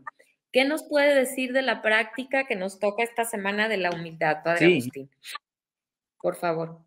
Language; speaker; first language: Spanish; native; Spanish